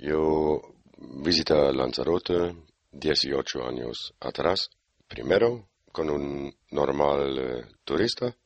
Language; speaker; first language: Spanish; non-native, learner; German